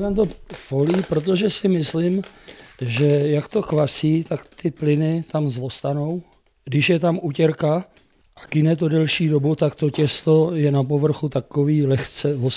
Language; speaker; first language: Czech; native; Czech